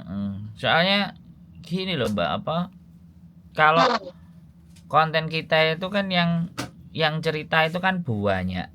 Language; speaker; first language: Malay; non-native, local second language; Javanese